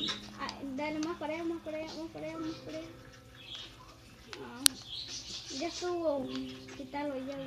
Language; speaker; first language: Spanish; native; Spanish